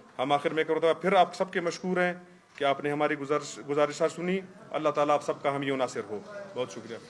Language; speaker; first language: Urdu; non-native, local second language; Baluchi